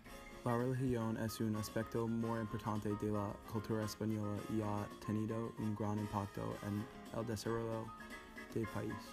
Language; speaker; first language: Spanish; non-native, learner; English